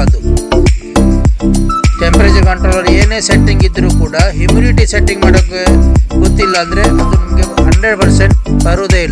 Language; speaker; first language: Kannada; native; Kannada